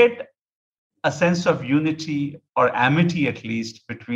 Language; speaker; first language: English; non-native, local second language; Punjabi